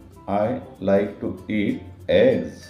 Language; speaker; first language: English; non-native, learner; Marathi